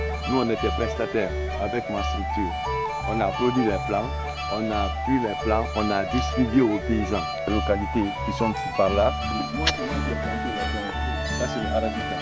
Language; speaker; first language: French; non-native, local second language; Fula